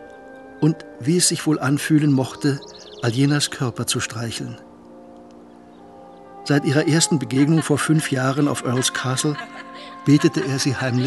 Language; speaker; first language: German; native; German